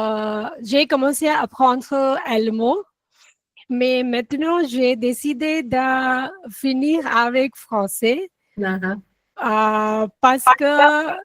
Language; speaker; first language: French; non-native, learner; Gujarati